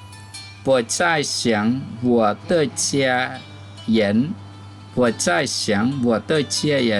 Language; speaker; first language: Chinese; non-native, fluent; Khmer